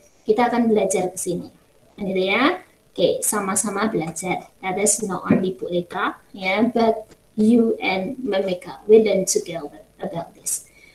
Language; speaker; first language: English; non-native, fluent; Indonesian